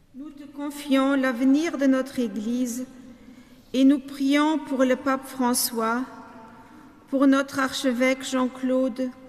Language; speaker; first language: French; non-native, local second language; Luxembourgish